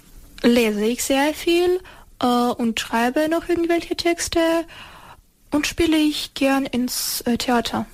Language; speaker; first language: German; non-native, learner; Ukrainian